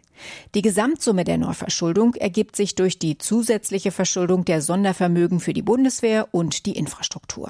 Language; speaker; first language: German; native; German